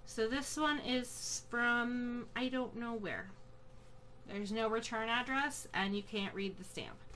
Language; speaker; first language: English; native; English